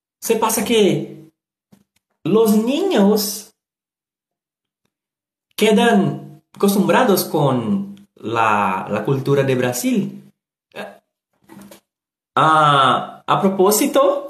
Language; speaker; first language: Spanish; non-native, learner; Portuguese